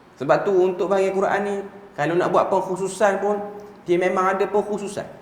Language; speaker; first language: Malay; native; Malay